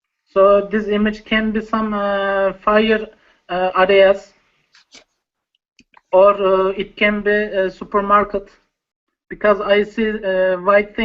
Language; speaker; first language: English; non-native, learner; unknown